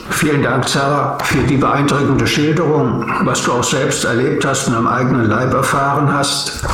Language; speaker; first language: German; native; German